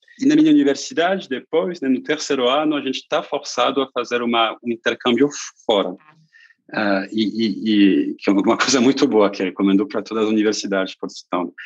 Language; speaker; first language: Portuguese; non-native, fluent; French